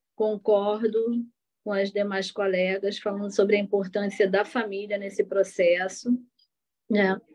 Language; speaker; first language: Portuguese; native; Portuguese